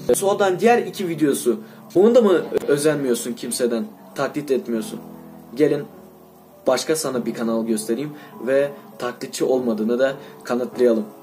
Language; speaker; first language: Turkish; non-native, fluent; Russian